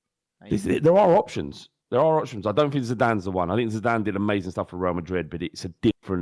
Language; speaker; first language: English; native; English